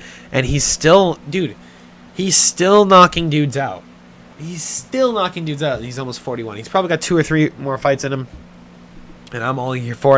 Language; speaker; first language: English; native; English